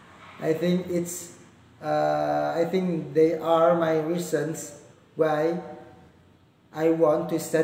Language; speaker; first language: English; non-native, learner; Indonesian